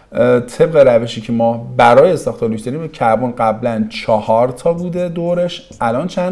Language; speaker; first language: Persian; native; Persian